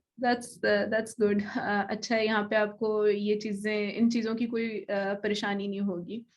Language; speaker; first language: Urdu; native; Urdu